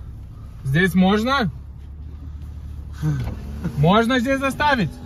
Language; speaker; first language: Russian; non-native, local second language; Lithuanian